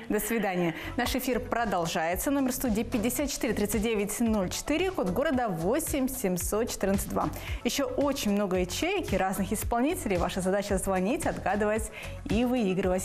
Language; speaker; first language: Russian; native; Russian